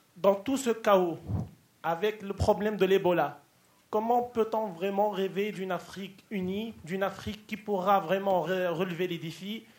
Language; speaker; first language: French; non-native, local second language; Arabic